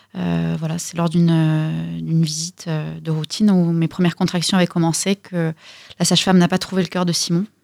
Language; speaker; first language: French; early bilingual, other home language; Russian